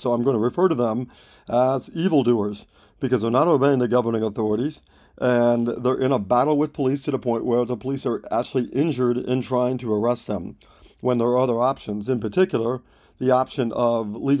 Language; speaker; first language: English; native; English